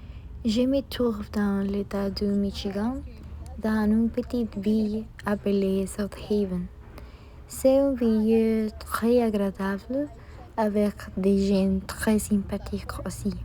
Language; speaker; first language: French; non-native, learner; Spanish